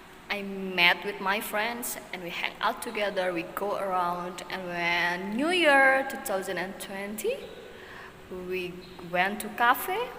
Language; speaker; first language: English; non-native, learner; Indonesian